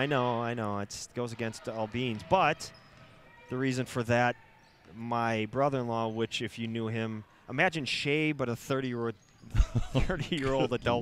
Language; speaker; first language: English; native; English